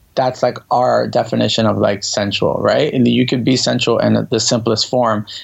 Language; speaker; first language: English; native; English